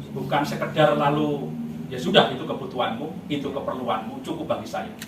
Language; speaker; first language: Indonesian; native; Indonesian